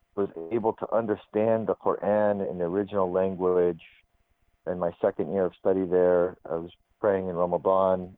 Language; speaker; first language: English; native; English